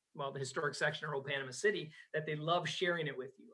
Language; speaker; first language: English; native; English